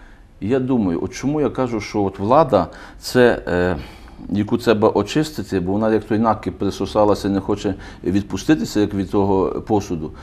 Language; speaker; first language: Ukrainian; native; Ukrainian